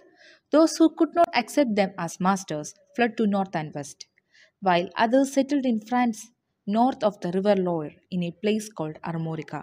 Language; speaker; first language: English; non-native, local second language; Malayalam